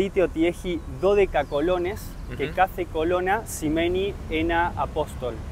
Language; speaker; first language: Greek; early bilingual, heritage; Spanish